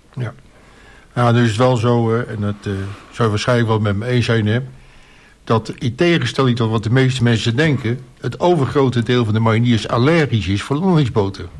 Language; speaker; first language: Dutch; native; Dutch